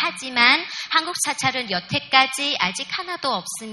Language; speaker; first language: Korean; non-native, fluent; Vietnamese